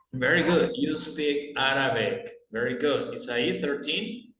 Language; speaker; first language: English; non-native, fluent; Spanish